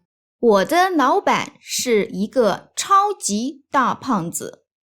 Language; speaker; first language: Chinese; native; Chinese